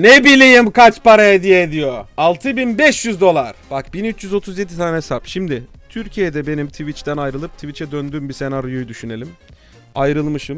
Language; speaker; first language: Turkish; native; Turkish